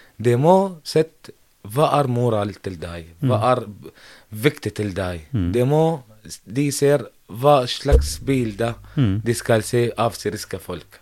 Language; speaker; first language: Norwegian; non-native, learner; Arabic